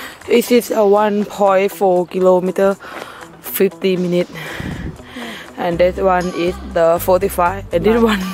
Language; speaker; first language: English; non-native, learner; Thai